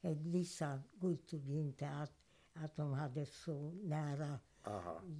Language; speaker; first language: Swedish; non-native, fluent; Hungarian